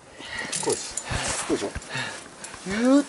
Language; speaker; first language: Japanese; native; Japanese